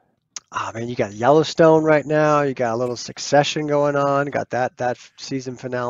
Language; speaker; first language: English; native; English